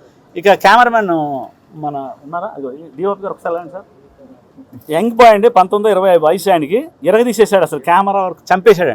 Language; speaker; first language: Telugu; native; Telugu